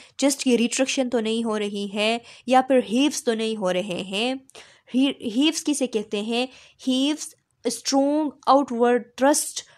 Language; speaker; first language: Urdu; non-native, local second language; Pashto